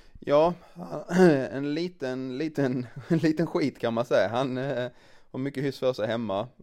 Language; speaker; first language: Swedish; native; Swedish